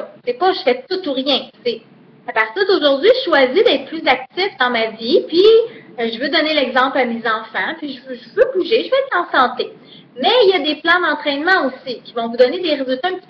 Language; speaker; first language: French; native; French